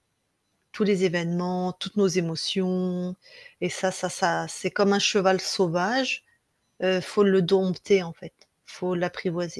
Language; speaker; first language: French; native; French